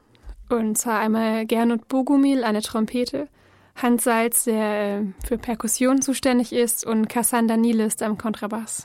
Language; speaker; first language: German; native; German